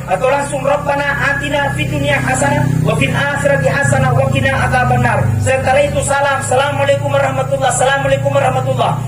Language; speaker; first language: Indonesian; non-native, local second language; Buginese